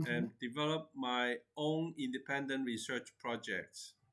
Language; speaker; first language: English; non-native, fluent; Chinese